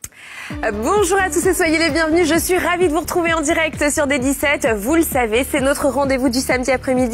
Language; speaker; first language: French; native; French